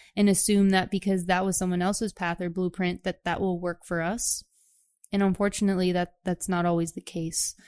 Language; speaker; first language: English; native; English